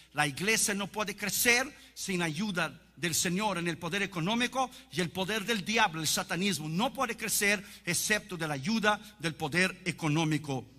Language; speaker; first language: Spanish; non-native, fluent; Portuguese